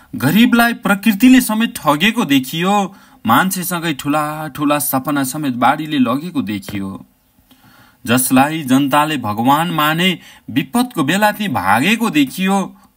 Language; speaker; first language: Nepali; native; Nepali